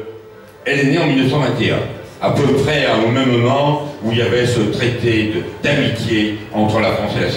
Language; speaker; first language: French; native; French